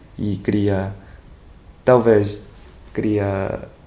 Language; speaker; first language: Portuguese; non-native, learner; Korean